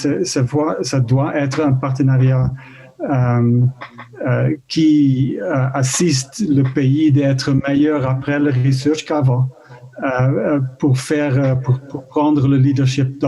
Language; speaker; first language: French; non-native, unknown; Dutch